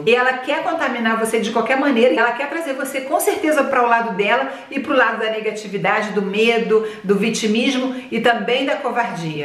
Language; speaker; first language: Portuguese; native; Portuguese